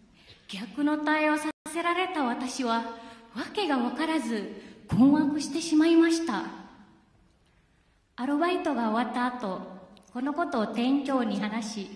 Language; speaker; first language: Japanese; non-native, fluent; Indonesian